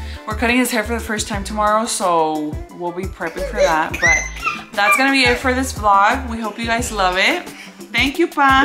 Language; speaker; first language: English; early bilingual, other home language; Spanish